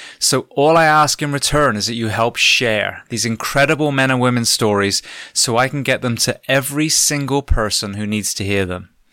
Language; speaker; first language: English; native; English